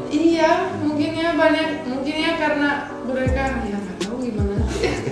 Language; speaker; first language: Indonesian; non-native, fluent; Romanian